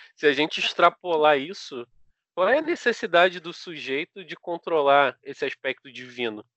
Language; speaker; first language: Portuguese; native; Portuguese